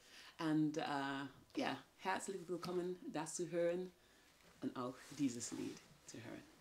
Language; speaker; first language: German; non-native, fluent; English